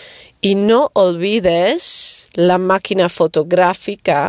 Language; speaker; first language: Spanish; non-native, fluent; Dutch